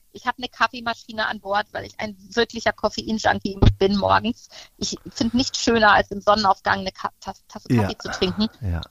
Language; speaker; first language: German; native; German